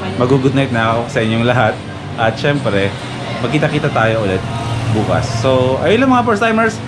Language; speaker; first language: Filipino; native; Filipino